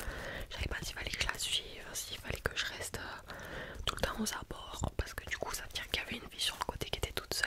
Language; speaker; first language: French; native; French